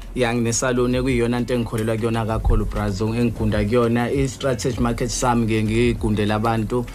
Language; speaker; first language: Zulu; native; Zulu